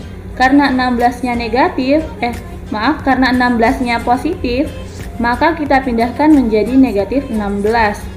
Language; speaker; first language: Indonesian; native; Indonesian